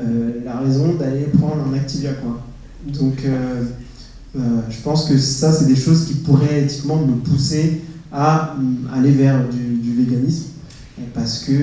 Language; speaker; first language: French; native; French